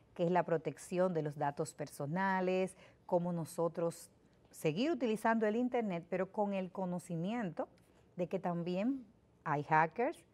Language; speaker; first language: Spanish; native; Spanish